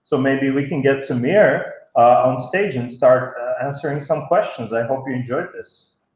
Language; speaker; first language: English; non-native, fluent; Bulgarian